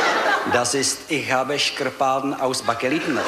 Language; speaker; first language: German; non-native, learner; Czech